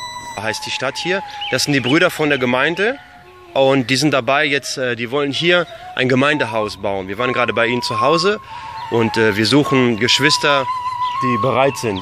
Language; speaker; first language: German; native; German